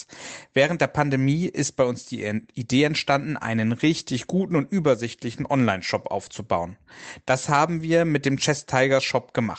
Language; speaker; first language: German; native; German